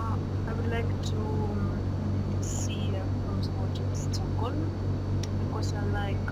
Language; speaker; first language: English; non-native, learner; Russian